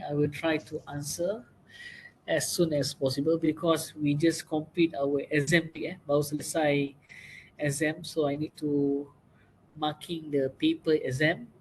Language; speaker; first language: English; non-native, local second language; Malay